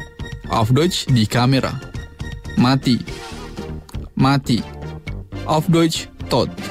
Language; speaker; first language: German; non-native, fluent; Indonesian